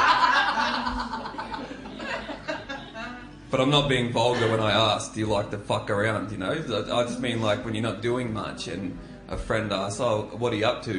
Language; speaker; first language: English; native; English